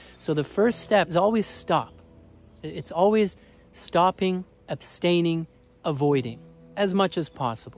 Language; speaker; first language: English; native; English